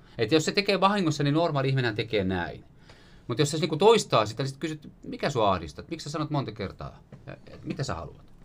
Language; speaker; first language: Finnish; native; Finnish